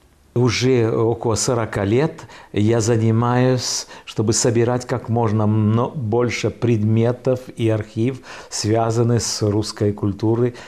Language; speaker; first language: Russian; early bilingual, heritage; French